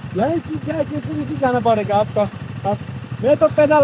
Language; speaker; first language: Hindi; non-native, learner; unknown